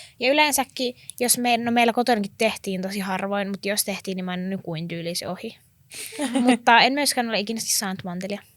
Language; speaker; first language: Finnish; native; Finnish